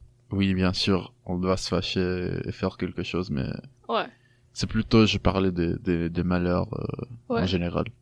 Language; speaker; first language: French; non-native, fluent; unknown